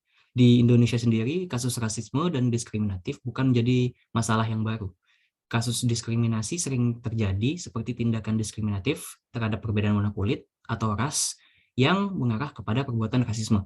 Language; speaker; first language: Indonesian; native; Indonesian